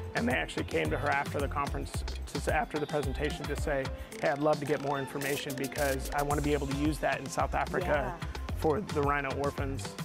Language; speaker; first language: English; native; English